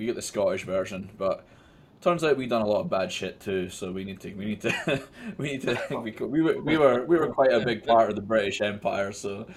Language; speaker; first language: English; native; English